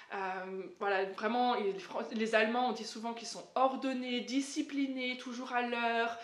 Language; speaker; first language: French; native; French